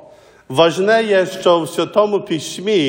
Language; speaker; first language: Ukrainian; early bilingual, heritage; Ukrainian